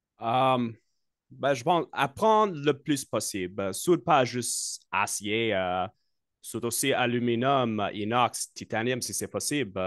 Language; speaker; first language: French; non-native, local second language; English